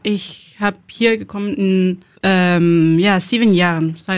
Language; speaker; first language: German; non-native, learner; Spanish